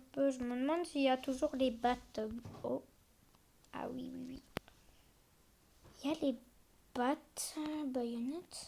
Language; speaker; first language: French; native; French